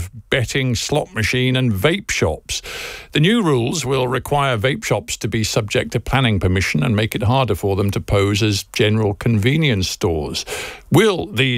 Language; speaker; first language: English; native; English